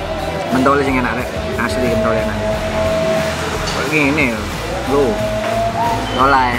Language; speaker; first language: Indonesian; native; Indonesian